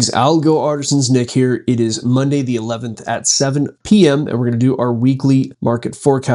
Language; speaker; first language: English; native; English